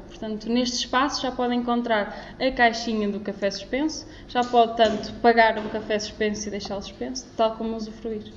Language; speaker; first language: Portuguese; native; Portuguese